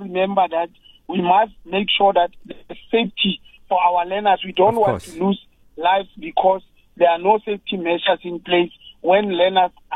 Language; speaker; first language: English; non-native, local second language; Tswana